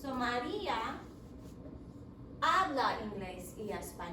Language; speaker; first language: Spanish; non-native, fluent; English